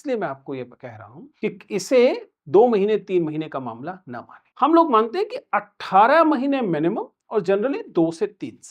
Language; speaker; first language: Hindi; native; Hindi